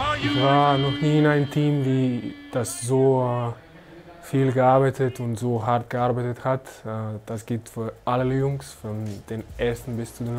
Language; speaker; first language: German; non-native, fluent; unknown